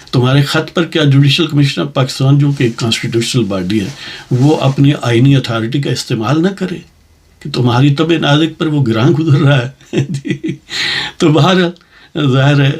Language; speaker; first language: Urdu; non-native, local second language; Punjabi